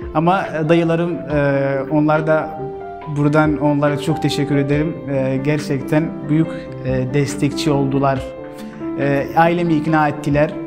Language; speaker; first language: Turkish; non-native, fluent; Arabic